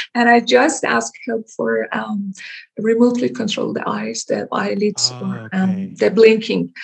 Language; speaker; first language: English; non-native, fluent; Persian